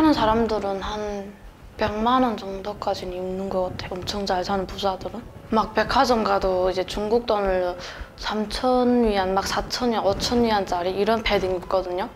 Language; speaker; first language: Korean; native; Korean